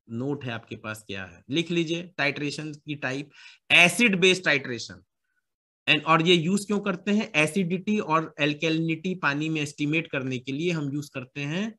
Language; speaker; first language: Hindi; native; Hindi